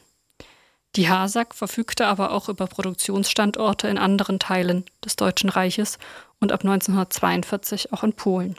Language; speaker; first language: German; native; German